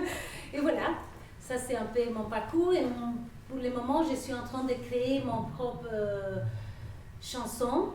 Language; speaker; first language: French; non-native, fluent; Spanish